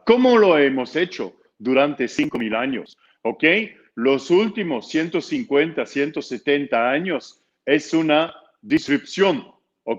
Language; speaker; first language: Spanish; non-native, fluent; Dutch